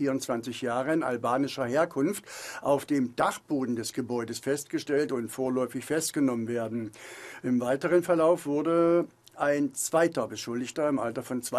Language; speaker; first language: German; native; German